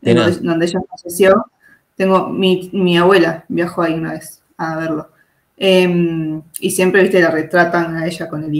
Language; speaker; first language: Spanish; native; Spanish